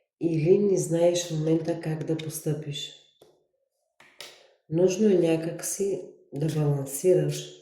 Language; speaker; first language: Bulgarian; native; Bulgarian